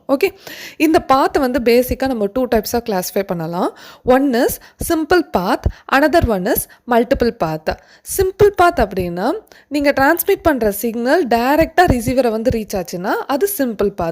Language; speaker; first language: Tamil; native; Tamil